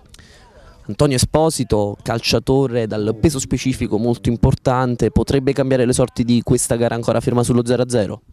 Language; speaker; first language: Italian; native; Italian